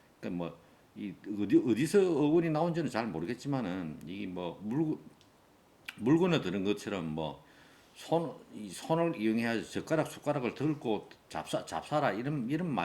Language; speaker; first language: Korean; native; Korean